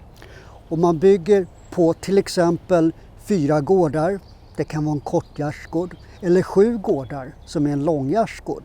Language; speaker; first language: Swedish; native; Swedish